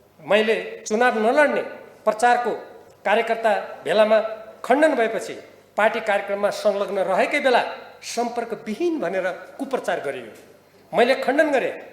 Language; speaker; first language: Nepali; native; Nepali